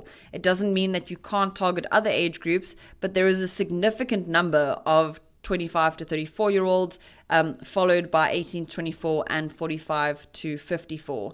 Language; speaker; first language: English; native; English